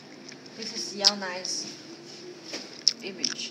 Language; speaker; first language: English; non-native, fluent; Chinese